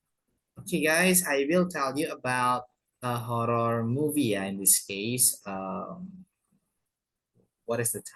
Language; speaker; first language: English; non-native, fluent; Indonesian